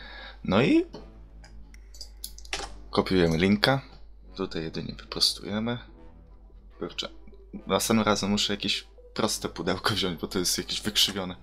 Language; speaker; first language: Polish; native; Polish